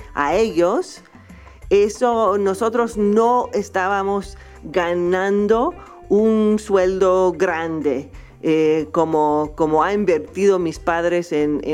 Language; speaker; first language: Spanish; non-native, fluent; English